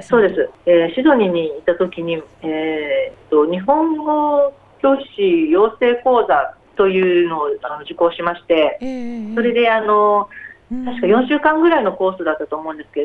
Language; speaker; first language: Japanese; native; Japanese